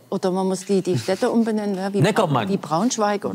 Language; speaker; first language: German; native; German